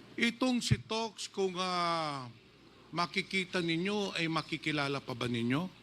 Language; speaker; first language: Filipino; native; Filipino